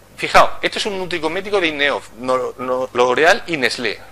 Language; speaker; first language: Spanish; native; Spanish